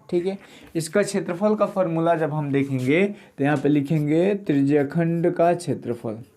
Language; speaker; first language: Hindi; native; Hindi